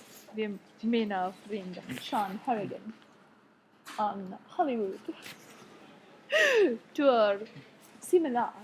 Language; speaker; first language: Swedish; non-native, learner; English